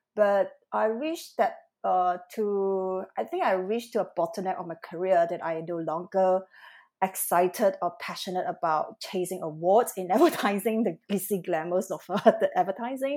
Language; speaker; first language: English; non-native, local second language; Cantonese